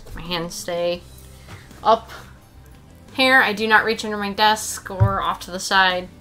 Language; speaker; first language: English; native; English